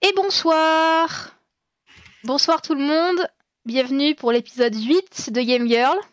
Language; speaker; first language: French; native; French